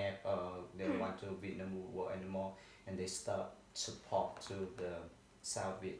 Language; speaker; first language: English; non-native, learner; Vietnamese